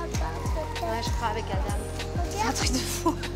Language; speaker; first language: French; native; French